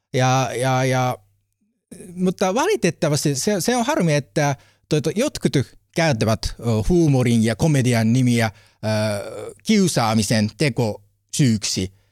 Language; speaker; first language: Finnish; non-native, learner; Japanese